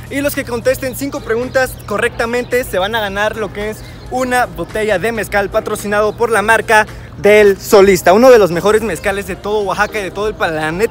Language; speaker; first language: Spanish; native; Spanish